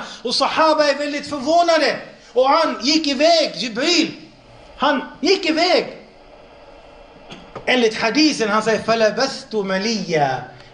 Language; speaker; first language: Swedish; non-native, local second language; Arabic